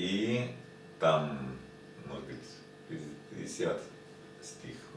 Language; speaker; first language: Russian; non-native, learner; Spanish